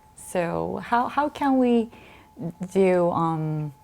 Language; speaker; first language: English; non-native, fluent; Japanese